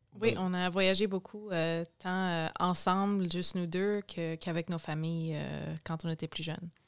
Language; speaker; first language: French; non-native, local second language; English